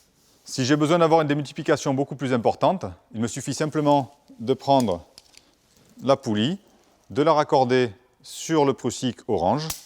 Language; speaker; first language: French; native; French